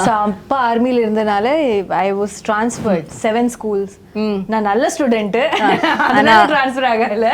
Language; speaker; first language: Tamil; non-native, fluent; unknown